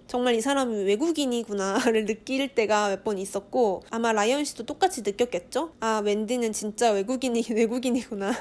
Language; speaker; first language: Korean; native; Korean